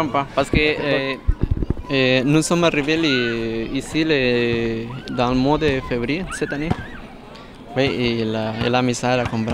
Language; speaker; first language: French; non-native, learner; Spanish